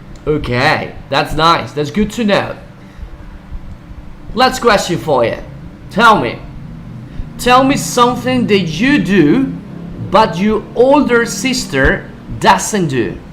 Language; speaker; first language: English; non-native, fluent; Spanish